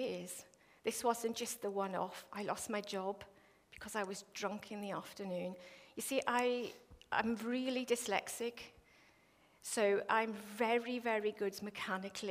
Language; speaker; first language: English; native; English